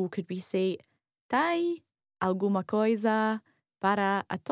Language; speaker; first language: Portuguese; non-native, learner; English